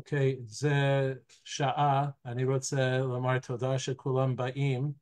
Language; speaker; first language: Hebrew; non-native, fluent; English